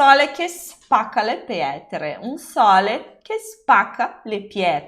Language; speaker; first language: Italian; non-native, fluent; Portuguese